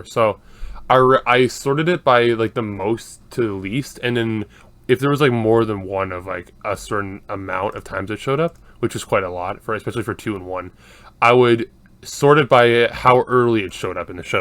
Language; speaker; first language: English; native; English